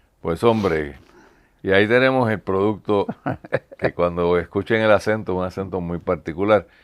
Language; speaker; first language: Spanish; native; Spanish